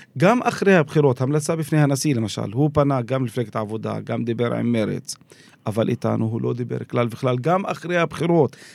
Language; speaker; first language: Hebrew; non-native, local second language; Arabic